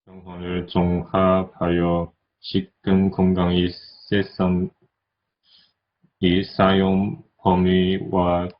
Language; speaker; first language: Korean; non-native, learner; Chinese